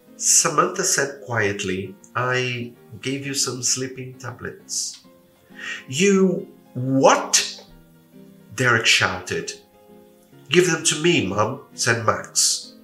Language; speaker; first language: English; non-native, fluent; Portuguese